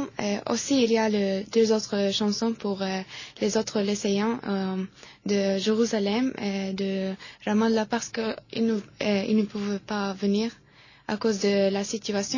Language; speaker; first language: French; non-native, learner; Arabic